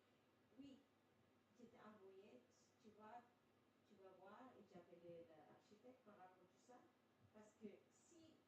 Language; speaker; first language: French; non-native, fluent; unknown